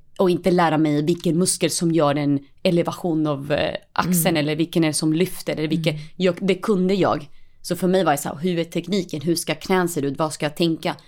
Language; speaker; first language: Swedish; early bilingual, other home language; Spanish